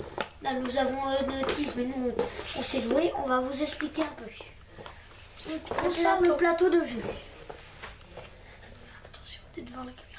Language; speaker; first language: French; native; French